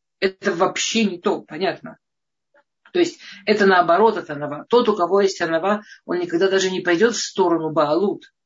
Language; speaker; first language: Russian; early bilingual, heritage; Russian